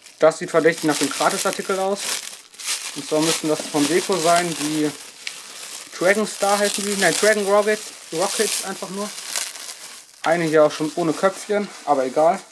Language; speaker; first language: German; native; German